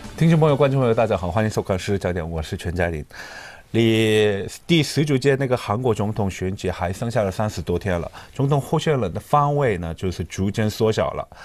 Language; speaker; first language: Chinese; non-native, fluent; Korean